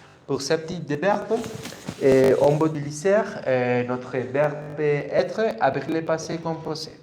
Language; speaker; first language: French; non-native, learner; Spanish